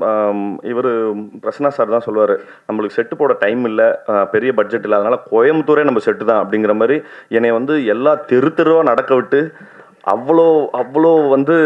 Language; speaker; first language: Tamil; native; Tamil